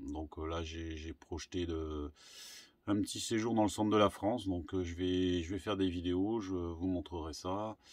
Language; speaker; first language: French; native; French